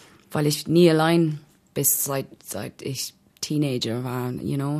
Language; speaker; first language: German; non-native, learner; English